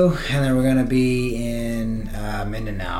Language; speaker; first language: English; native; English